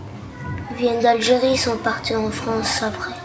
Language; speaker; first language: French; early bilingual, other home language; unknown